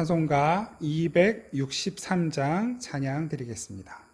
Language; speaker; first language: Korean; native; Korean